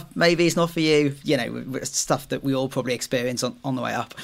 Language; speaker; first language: English; native; English